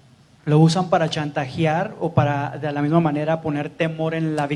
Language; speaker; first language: Spanish; native; Spanish